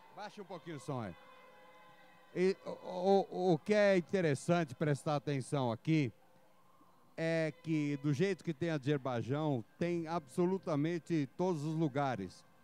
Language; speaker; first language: Portuguese; native; Portuguese